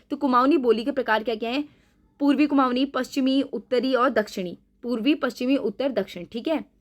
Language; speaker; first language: Hindi; native; Hindi